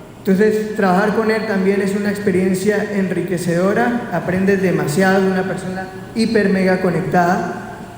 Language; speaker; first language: Spanish; native; Spanish